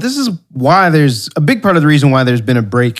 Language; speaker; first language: English; native; English